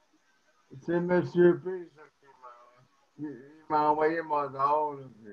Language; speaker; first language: French; native; French